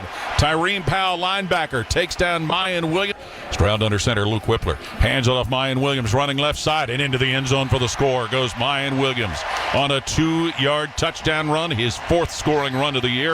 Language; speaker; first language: English; native; English